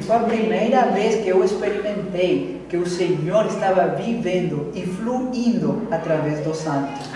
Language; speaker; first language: Portuguese; non-native, fluent; Spanish